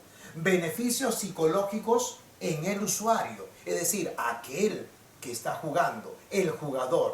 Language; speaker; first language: Spanish; native; Spanish